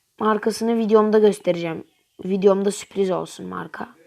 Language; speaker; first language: Turkish; native; Turkish